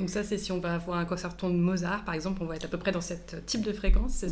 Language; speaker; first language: French; native; French